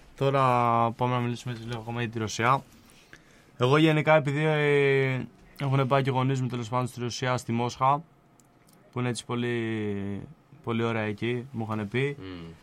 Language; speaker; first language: Greek; native; Greek